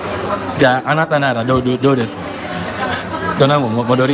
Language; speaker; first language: Japanese; non-native, learner; Indonesian